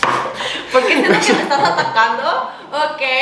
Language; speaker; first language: Spanish; early bilingual, heritage; Korean